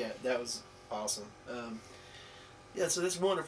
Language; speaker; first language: English; native; English